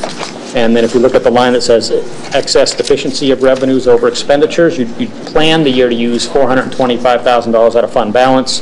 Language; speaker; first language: English; native; English